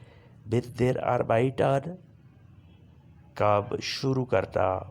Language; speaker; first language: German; non-native, fluent; Urdu